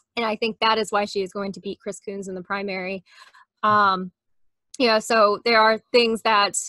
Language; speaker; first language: English; native; English